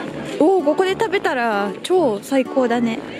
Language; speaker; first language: Japanese; non-native, learner; Indonesian